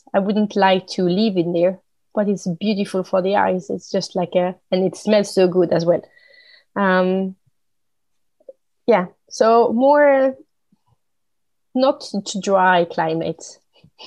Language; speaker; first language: English; non-native, fluent; French